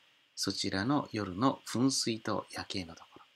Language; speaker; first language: Japanese; native; Japanese